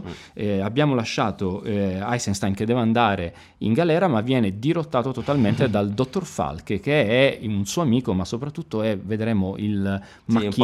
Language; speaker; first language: Italian; native; Italian